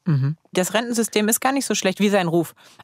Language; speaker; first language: German; native; German